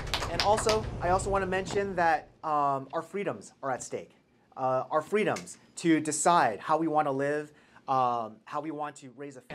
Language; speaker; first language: English; early bilingual, other home language; Chinese